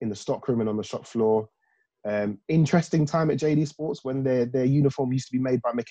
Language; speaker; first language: English; native; English